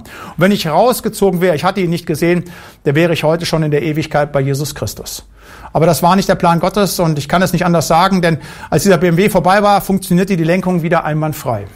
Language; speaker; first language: German; native; German